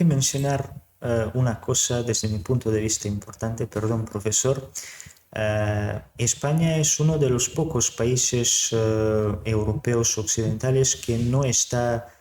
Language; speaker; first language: Spanish; non-native, fluent; Serbian